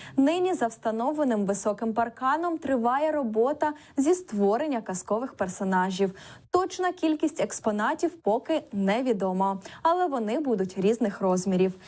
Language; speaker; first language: Ukrainian; native; Ukrainian